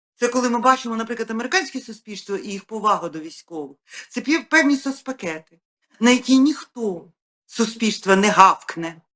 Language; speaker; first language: Ukrainian; native; Ukrainian